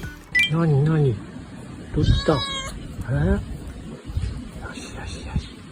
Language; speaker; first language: Japanese; native; Japanese